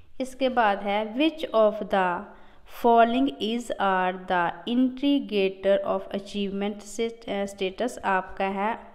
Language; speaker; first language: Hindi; non-native, local second language; Punjabi